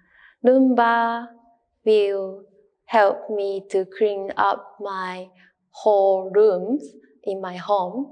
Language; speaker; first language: English; non-native, learner; Japanese